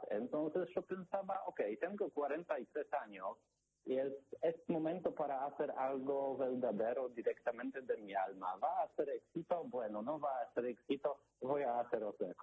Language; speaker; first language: Spanish; non-native, learner; Polish